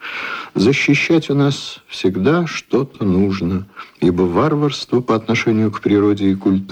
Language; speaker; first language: Russian; native; Russian